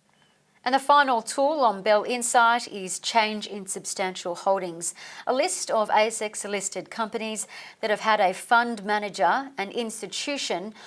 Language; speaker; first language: English; native; English